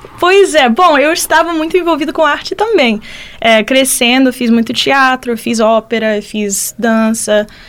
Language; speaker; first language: Portuguese; early bilingual, heritage; Portuguese